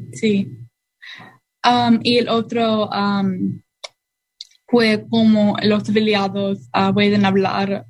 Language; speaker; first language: Spanish; non-native, learner; English